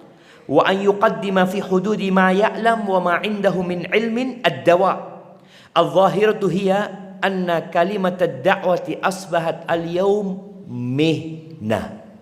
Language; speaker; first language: Arabic; non-native, fluent; Indonesian